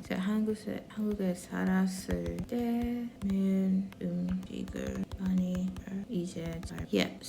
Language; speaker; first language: Korean; non-native, fluent; English